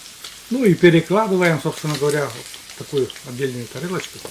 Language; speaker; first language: Russian; native; Russian